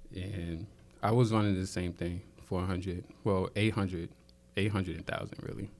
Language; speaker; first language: English; native; English